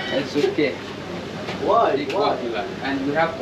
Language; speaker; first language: English; non-native, learner; Arabic